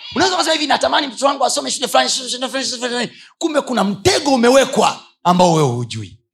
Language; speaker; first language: Swahili; native; Swahili